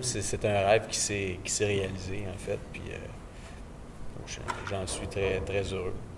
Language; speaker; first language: French; native; French